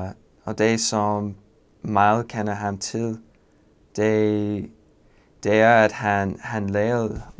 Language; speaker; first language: Danish; non-native, learner; English